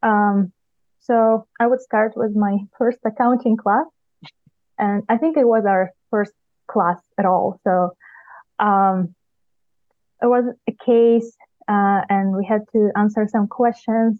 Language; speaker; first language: English; non-native, fluent; Ukrainian